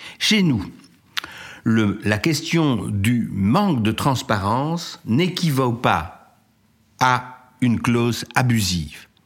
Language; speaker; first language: French; native; French